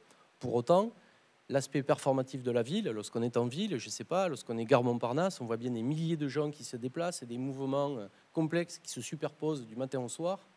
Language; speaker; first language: French; native; French